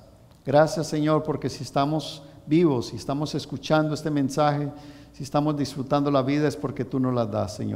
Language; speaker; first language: Spanish; native; Spanish